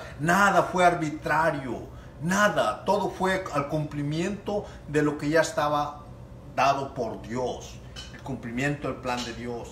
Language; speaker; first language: Spanish; native; Spanish